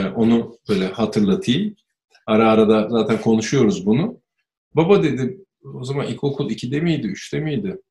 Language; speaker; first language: Turkish; early bilingual, other home language; Spanish